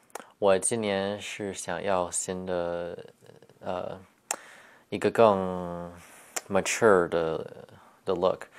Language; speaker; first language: Chinese; early bilingual, heritage; Chinese